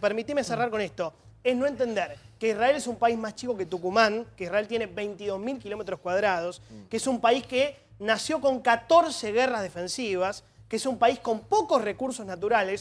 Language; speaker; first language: Spanish; native; Spanish